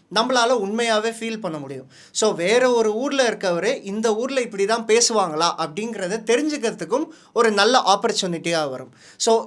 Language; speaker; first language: Tamil; native; Tamil